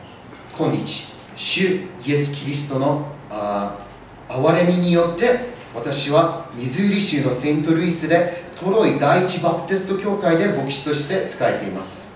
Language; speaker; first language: Japanese; early bilingual, other home language; English